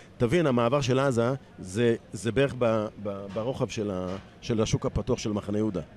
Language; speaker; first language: Hebrew; native; Hebrew